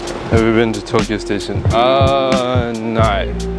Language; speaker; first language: English; native; English